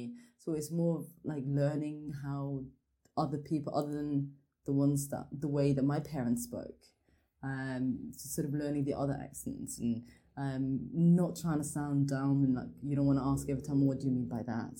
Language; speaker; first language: English; non-native, fluent; Norwegian